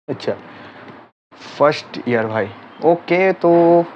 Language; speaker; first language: Hindi; non-native, local second language; Bangla